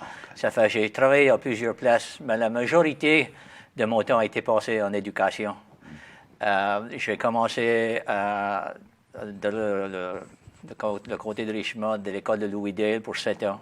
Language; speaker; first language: French; native; French